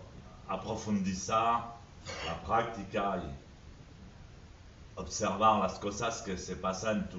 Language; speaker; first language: Spanish; non-native, fluent; French